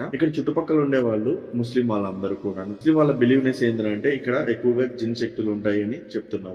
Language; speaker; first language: Telugu; native; Telugu